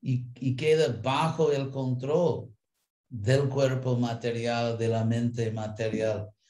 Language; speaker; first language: Spanish; non-native, fluent; English